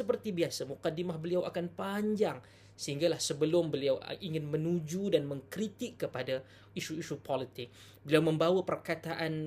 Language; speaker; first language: Malay; native; Malay